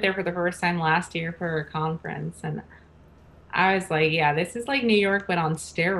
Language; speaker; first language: English; native; English